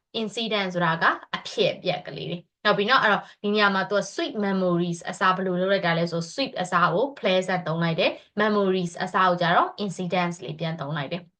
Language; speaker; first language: Burmese; native; Burmese